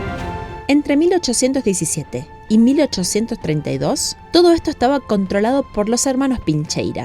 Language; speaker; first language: Spanish; native; Spanish